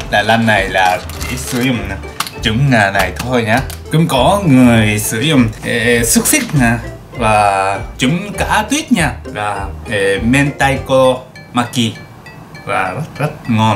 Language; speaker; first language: Vietnamese; non-native, learner; Japanese